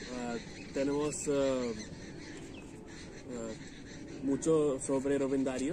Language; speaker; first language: Spanish; non-native, learner; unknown